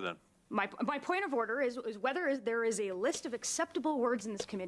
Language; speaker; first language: English; native; English